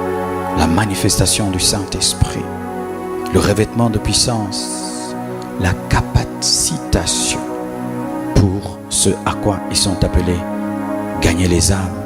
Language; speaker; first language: French; non-native, local second language; Lingala